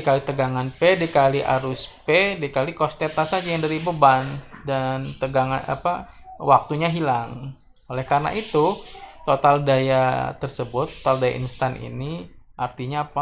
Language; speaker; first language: Indonesian; native; Indonesian